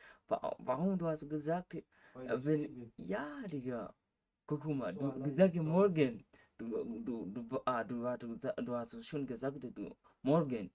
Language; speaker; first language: German; non-native, learner; Swahili